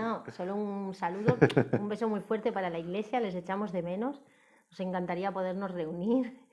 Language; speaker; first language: Spanish; native; Spanish